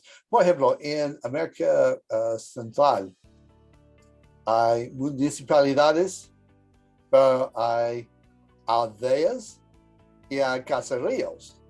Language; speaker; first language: Spanish; early bilingual, heritage; English